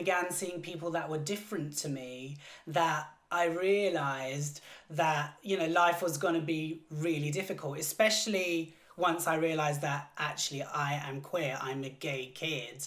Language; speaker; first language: English; native; English